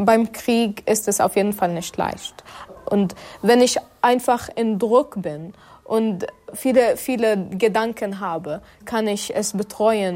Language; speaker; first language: German; non-native, fluent; Arabic